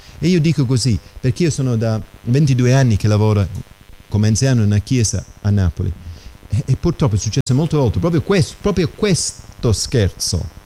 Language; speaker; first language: Italian; non-native, fluent; English